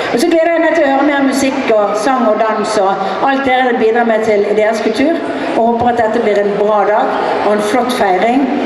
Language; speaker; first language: Norwegian; native; Norwegian